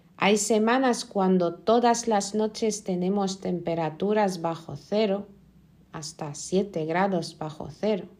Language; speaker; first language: Spanish; non-native, fluent; Lithuanian